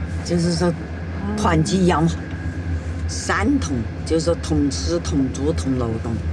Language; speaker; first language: Chinese; native; Chinese